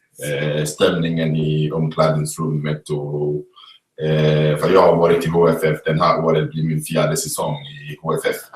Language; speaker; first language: Swedish; non-native, fluent; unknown